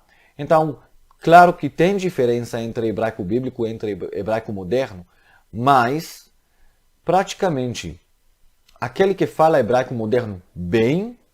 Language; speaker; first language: Portuguese; non-native, fluent; Hebrew